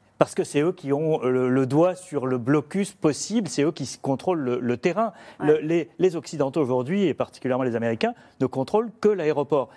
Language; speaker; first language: French; native; French